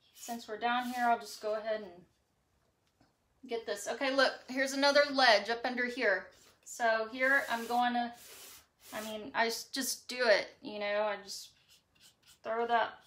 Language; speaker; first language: English; native; English